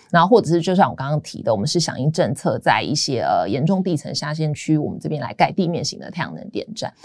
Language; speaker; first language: Chinese; native; Chinese